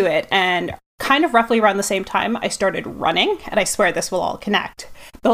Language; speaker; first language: English; native; English